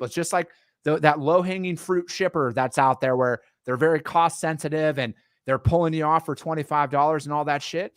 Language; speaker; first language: English; native; English